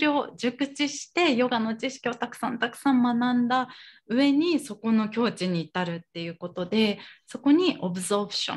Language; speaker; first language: Japanese; native; Japanese